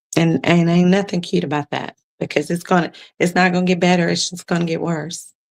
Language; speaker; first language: English; native; English